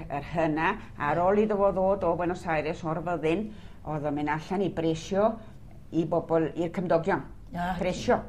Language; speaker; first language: Welsh; early bilingual, heritage; Welsh